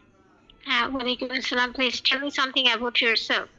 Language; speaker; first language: English; non-native, fluent; Bangla